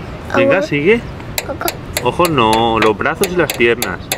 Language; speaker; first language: Spanish; native; Spanish